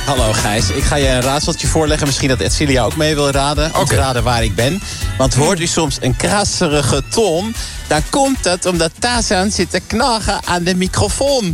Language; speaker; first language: Dutch; native; Dutch